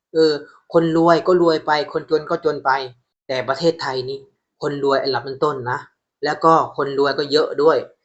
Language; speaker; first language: Thai; native; Thai